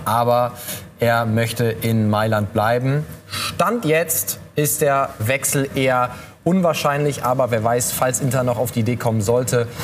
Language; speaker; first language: German; native; German